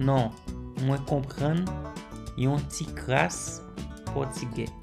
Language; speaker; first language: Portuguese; non-native, fluent; Haitian Creole